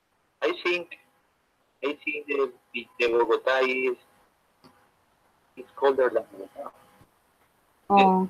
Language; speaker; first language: English; non-native, learner; Spanish